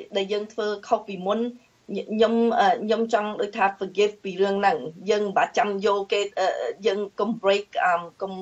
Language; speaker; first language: Khmer; early bilingual, heritage; Khmer